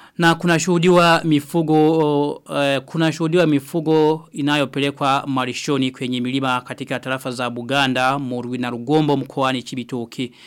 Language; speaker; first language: Swahili; non-native, local second language; Rundi